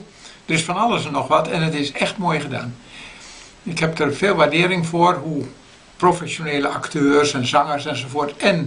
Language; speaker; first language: Dutch; native; Dutch